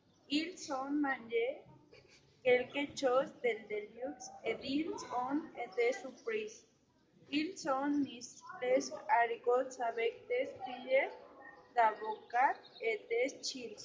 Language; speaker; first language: French; non-native, learner; Spanish